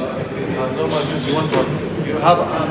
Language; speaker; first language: English; non-native, learner; Amharic